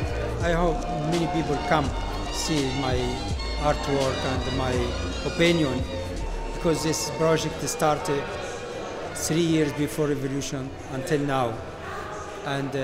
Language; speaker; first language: English; non-native, learner; Arabic